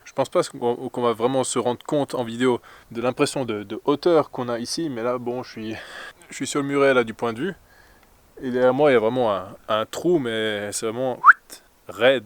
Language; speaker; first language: French; native; French